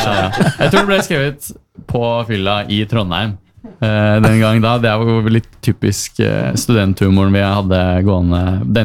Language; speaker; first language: Norwegian; native; Norwegian